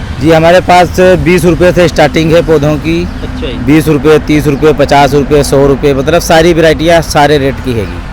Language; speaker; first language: Hindi; non-native, local second language; Punjabi